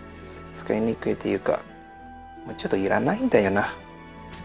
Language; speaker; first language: Japanese; non-native, learner; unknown